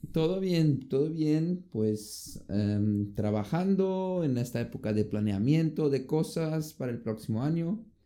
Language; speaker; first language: Spanish; non-native, fluent; Portuguese